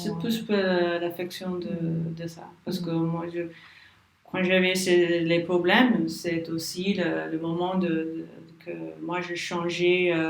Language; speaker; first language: French; non-native, learner; English